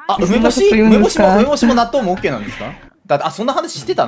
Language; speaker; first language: Japanese; native; Japanese